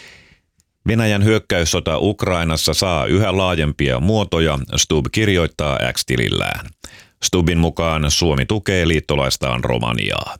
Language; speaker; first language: Finnish; native; Finnish